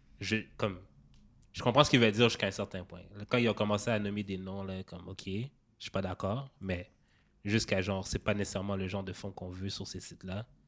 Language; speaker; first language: French; native; French